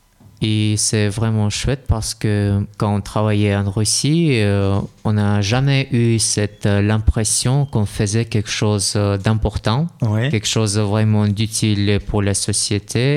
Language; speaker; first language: French; non-native, fluent; Russian